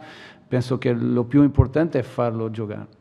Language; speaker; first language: Italian; non-native, fluent; Portuguese